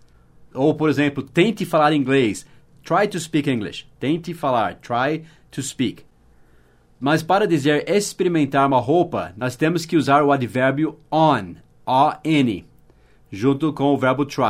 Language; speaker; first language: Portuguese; non-native, fluent; English